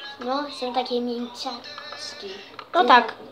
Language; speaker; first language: Polish; early bilingual, heritage; Polish